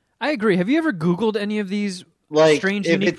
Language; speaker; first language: English; native; English